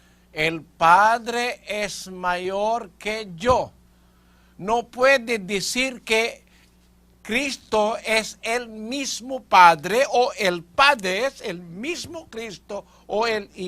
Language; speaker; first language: Spanish; non-native, fluent; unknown